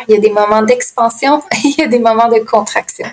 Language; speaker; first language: French; native; French